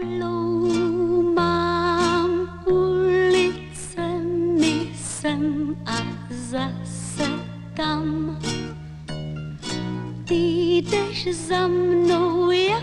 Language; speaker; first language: Czech; native; Czech